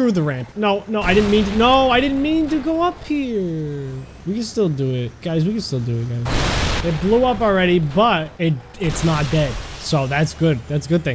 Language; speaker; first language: English; native; English